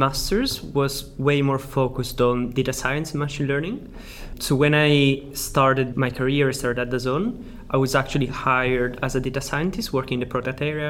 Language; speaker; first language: English; non-native, fluent; Italian